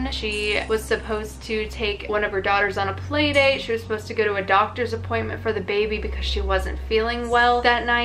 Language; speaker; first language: English; native; English